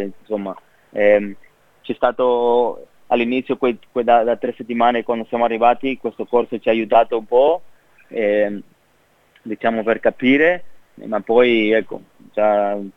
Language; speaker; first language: Italian; non-native, fluent; Spanish